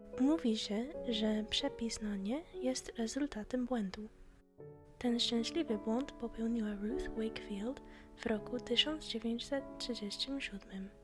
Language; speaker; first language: Polish; non-native, fluent; English